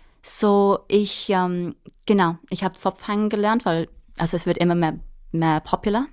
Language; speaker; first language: German; non-native, fluent; English